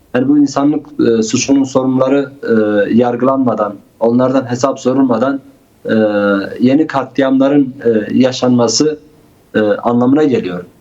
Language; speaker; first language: Turkish; non-native, local second language; Kurdish